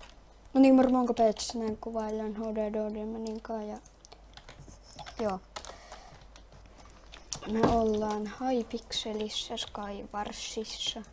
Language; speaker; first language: Finnish; native; Finnish